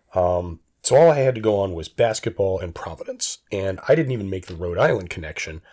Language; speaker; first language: English; native; English